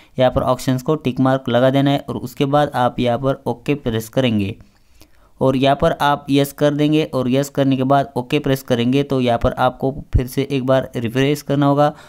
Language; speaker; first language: Hindi; non-native, local second language; Marathi